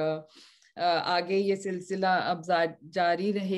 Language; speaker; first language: Hindi; native; Hindi